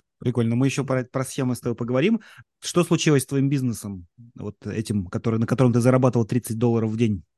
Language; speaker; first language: Russian; native; Russian